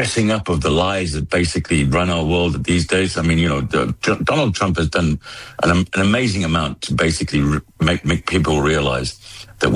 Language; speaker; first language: English; native; English